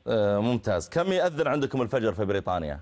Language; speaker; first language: Arabic; native; Arabic